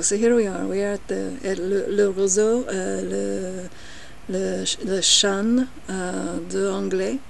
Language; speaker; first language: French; non-native, learner; English